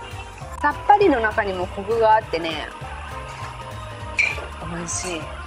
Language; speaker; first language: Japanese; native; Japanese